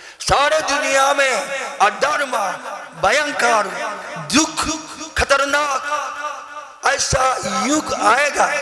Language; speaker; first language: Hindi; non-native, learner; Japanese